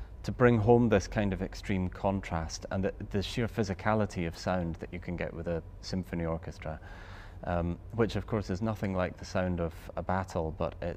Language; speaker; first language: English; native; English